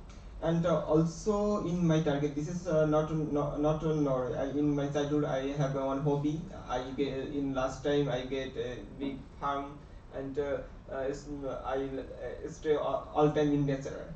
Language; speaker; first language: English; non-native, learner; Bangla